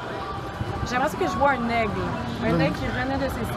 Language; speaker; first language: French; native; French